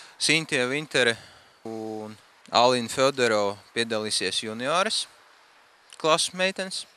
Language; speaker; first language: Latvian; non-native, local second language; Russian